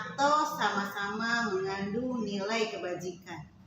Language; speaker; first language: Indonesian; native; Indonesian